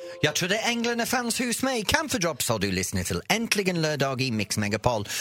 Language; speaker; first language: Swedish; non-native, fluent; English